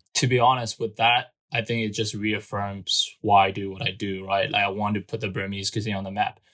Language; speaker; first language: English; non-native, fluent; Burmese